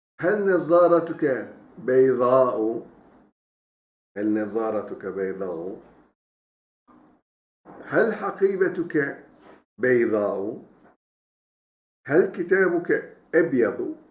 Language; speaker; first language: Arabic; non-native, fluent; Turkish